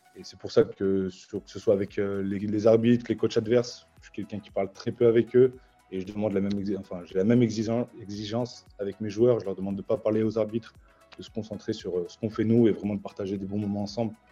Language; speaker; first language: French; native; French